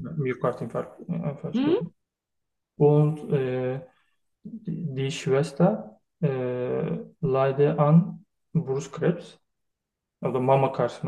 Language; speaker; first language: German; non-native, learner; Turkish